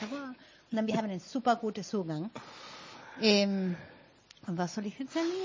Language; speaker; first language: German; non-native, fluent; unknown